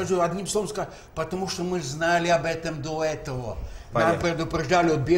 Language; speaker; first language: Russian; native; Russian